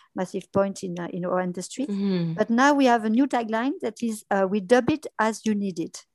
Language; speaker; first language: English; non-native, fluent; French